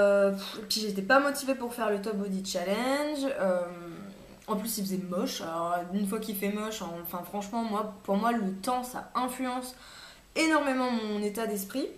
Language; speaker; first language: French; native; French